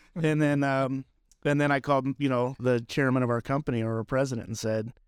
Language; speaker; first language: English; native; English